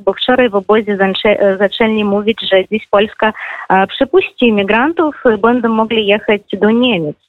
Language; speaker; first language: Polish; non-native, fluent; Russian